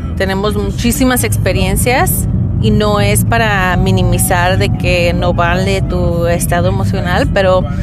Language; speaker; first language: Spanish; early bilingual, heritage; Spanish